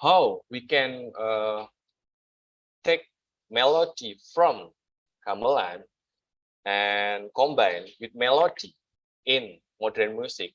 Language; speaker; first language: English; non-native, learner; Indonesian